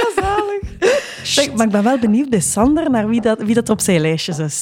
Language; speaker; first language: Dutch; native; Dutch